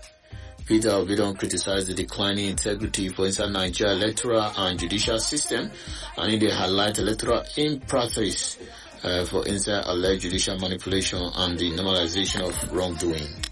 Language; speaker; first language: Nigerian Pidgin; non-native, local second language; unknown